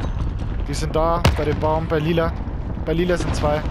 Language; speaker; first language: German; native; German